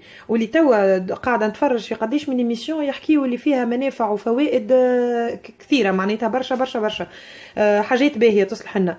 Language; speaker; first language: Arabic; native; Arabic